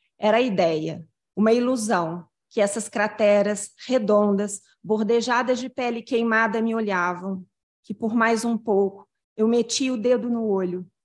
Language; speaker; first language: Portuguese; native; Portuguese